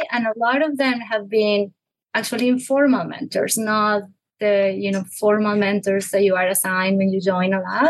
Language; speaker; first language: English; non-native, fluent; Spanish